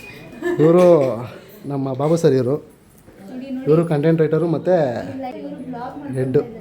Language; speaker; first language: Kannada; native; Kannada